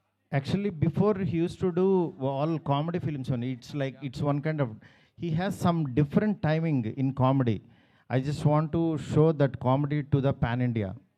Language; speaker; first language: English; non-native, local second language; Telugu